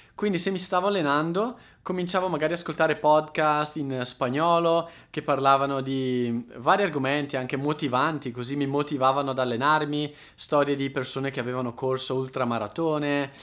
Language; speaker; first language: Italian; native; Italian